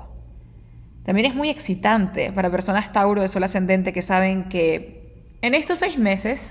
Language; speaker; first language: Spanish; native; Spanish